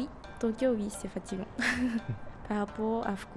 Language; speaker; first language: French; non-native, fluent; Japanese